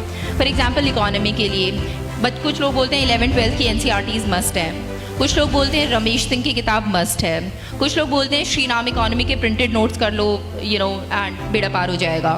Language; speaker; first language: Hindi; native; Hindi